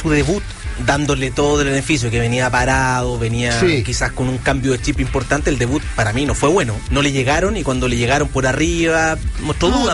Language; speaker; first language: Spanish; native; Spanish